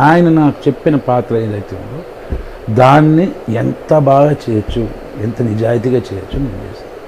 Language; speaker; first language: Telugu; non-native, local second language; Tamil